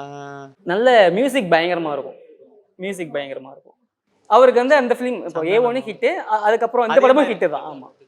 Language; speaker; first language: Tamil; native; Tamil